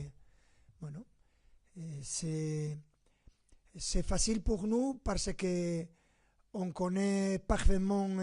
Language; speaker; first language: French; non-native, fluent; Spanish